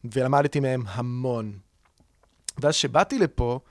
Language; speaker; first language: Hebrew; non-native, fluent; Italian